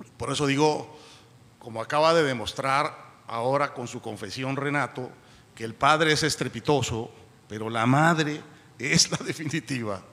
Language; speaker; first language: Spanish; native; Spanish